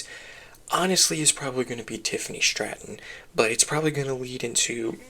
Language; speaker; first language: English; native; English